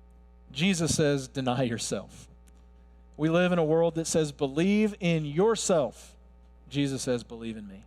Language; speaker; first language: English; native; English